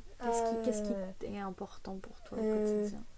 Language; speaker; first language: French; native; French